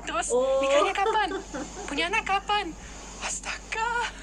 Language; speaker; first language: Indonesian; non-native, fluent; German